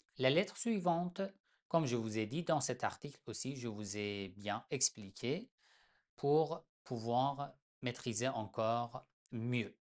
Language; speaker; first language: French; non-native, fluent; Persian